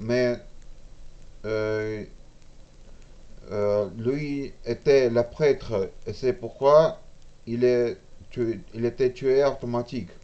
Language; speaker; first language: French; non-native, learner; Russian